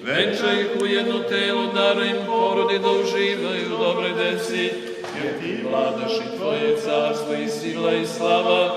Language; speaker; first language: Bosnian; native; Bosnian